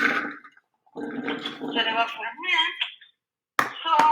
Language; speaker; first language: French; non-native, learner; Spanish